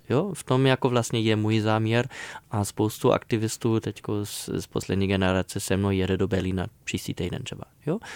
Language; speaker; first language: Czech; non-native, fluent; German